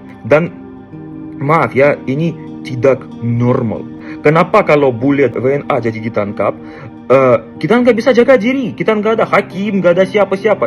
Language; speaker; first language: Indonesian; non-native, fluent; Russian